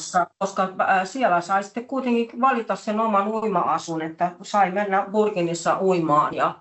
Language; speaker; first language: Finnish; native; Finnish